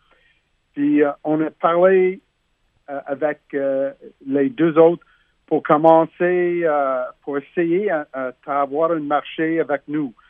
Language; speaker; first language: French; non-native, learner; English